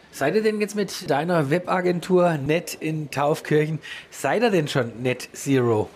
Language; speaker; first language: German; native; German